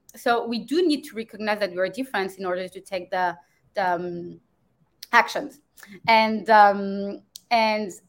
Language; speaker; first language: English; non-native, fluent; French